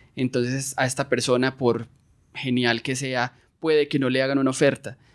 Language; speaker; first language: Spanish; native; Spanish